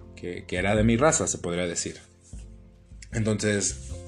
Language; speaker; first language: Spanish; early bilingual, heritage; Spanish